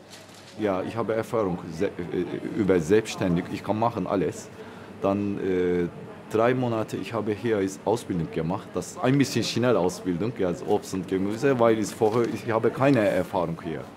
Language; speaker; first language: German; non-native, learner; Turkish